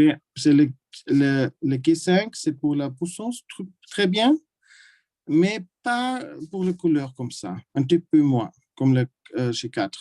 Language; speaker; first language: French; non-native, learner; German